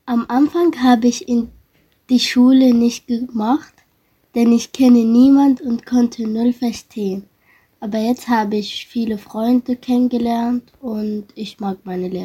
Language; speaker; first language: German; early bilingual, other home language; Arabic